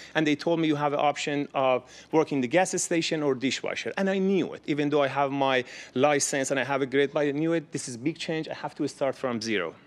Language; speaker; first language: English; non-native, learner; Persian